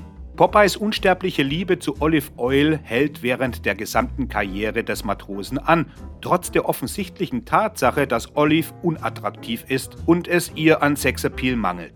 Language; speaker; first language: German; native; German